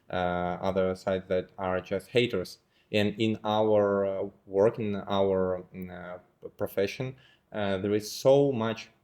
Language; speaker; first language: English; non-native, fluent; Russian